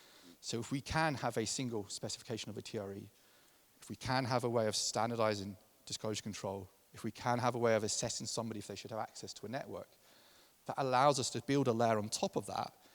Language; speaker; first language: English; native; English